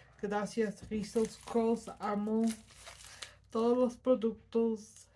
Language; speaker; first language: Spanish; early bilingual, heritage; Spanish